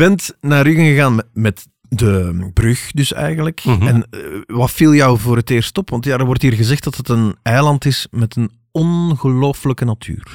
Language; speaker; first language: Dutch; native; Dutch